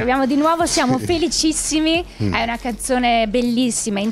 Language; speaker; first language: Italian; native; Italian